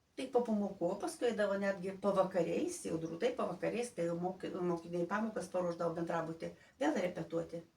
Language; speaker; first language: Lithuanian; native; Lithuanian